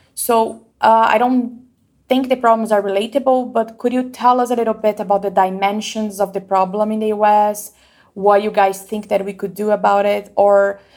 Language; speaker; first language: English; non-native, fluent; Portuguese